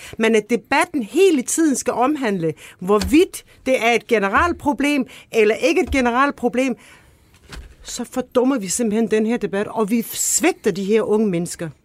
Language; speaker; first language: Danish; early bilingual, other home language; Turkish